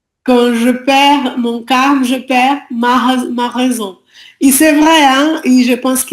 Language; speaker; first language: French; non-native, learner; Portuguese